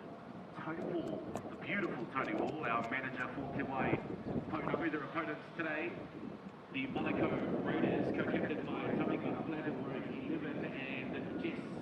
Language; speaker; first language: English; native; English